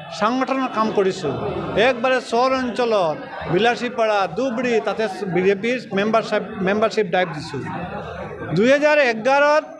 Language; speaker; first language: Assamese; non-native, local second language; Bangla